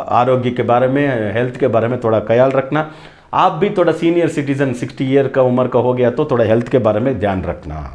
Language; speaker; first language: Hindi; non-native, local second language; Kannada